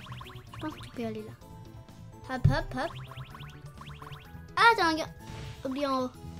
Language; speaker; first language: French; non-native, learner; Japanese